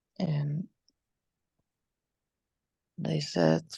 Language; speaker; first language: English; non-native, learner; Spanish